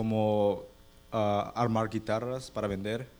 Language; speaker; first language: Spanish; early bilingual, heritage; Spanish